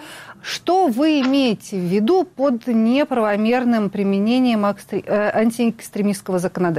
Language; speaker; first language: Russian; native; Russian